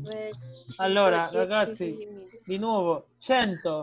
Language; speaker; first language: Italian; non-native, fluent; Spanish